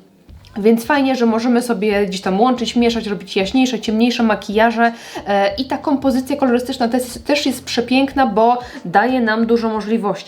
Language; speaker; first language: Polish; native; Polish